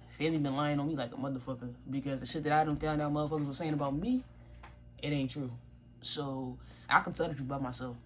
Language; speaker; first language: English; native; English